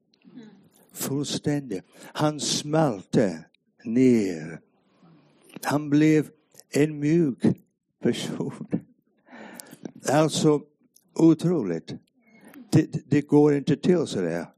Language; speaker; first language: Swedish; non-native, fluent; English